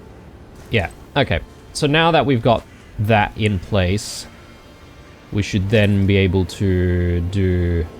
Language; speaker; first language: English; native; English